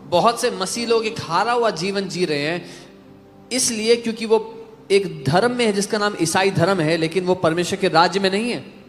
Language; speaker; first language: Hindi; native; Hindi